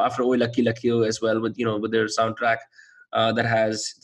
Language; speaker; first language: English; non-native, local second language; Hindi